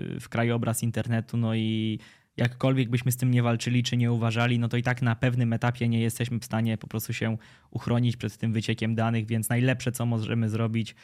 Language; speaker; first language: Polish; native; Polish